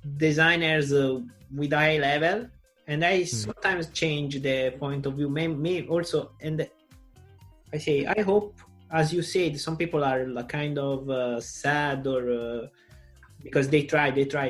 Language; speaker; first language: English; non-native, learner; Italian